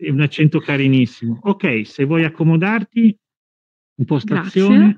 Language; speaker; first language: Italian; native; Italian